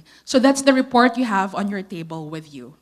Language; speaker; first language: English; non-native, local second language; Filipino